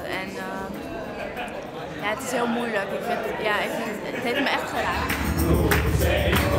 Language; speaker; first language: Dutch; early bilingual, other home language; Portuguese